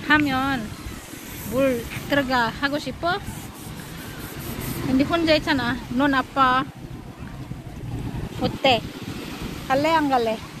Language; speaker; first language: Korean; non-native, fluent; Filipino